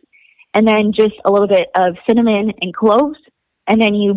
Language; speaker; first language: English; native; English